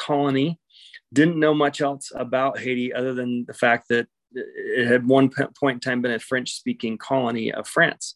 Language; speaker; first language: English; native; English